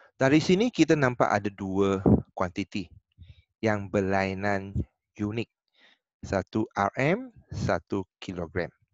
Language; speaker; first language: Malay; non-native, local second language; Chinese